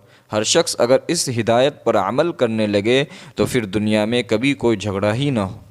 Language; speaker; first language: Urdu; non-native, local second language; Gujarati